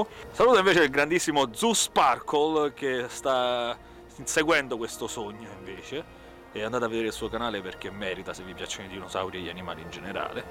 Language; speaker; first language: Italian; native; Italian